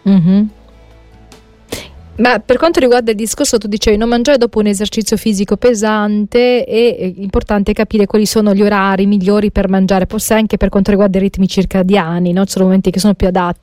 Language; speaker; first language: Italian; native; Italian